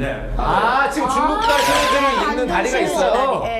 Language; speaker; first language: Korean; native; Korean